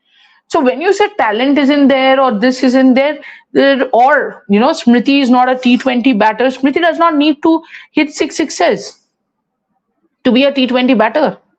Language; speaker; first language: English; non-native, local second language; Hindi